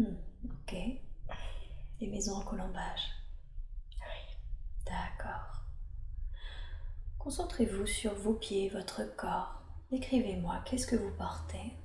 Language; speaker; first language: French; native; French